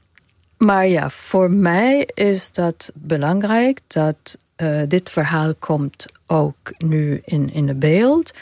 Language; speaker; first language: Dutch; non-native, fluent; Arabic